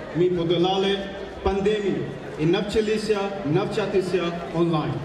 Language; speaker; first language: Ukrainian; non-native, learner; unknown